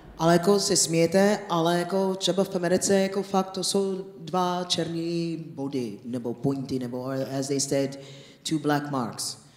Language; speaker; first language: Czech; non-native, fluent; English